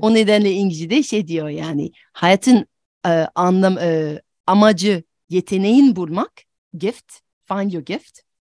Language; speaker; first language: Turkish; non-native, fluent; French